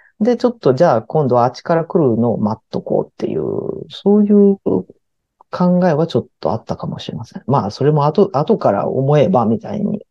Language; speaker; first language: Japanese; early bilingual, heritage; Japanese